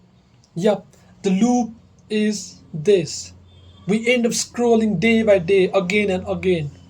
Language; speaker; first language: English; non-native, local second language; Nepali